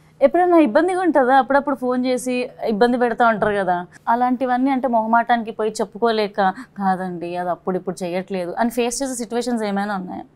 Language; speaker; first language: Telugu; native; Telugu